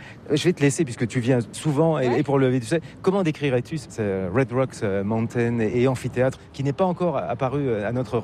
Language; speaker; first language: French; native; French